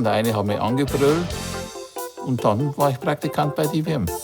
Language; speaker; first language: German; native; German